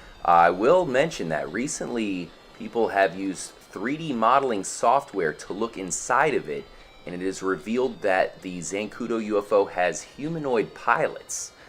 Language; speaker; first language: English; native; English